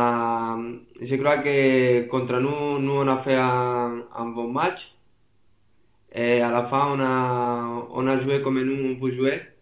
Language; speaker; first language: French; non-native, fluent; Spanish